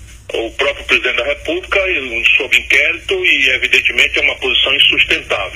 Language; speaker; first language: Portuguese; native; Portuguese